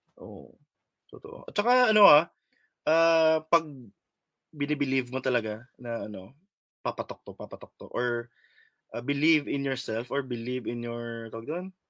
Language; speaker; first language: Filipino; native; Filipino